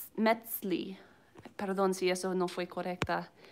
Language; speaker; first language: Spanish; non-native, learner; English